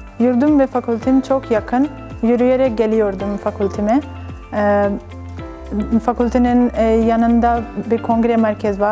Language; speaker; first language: Turkish; non-native, learner; Urdu